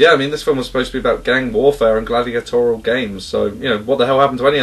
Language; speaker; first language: English; native; English